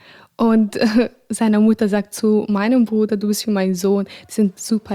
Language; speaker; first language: German; non-native, fluent; Arabic